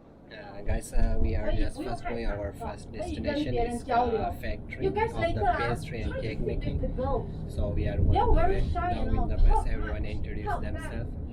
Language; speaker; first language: English; non-native, learner; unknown